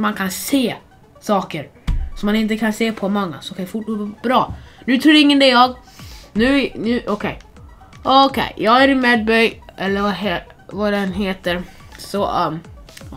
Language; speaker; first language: Swedish; non-native, fluent; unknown